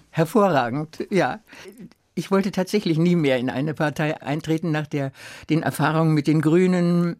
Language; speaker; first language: German; native; German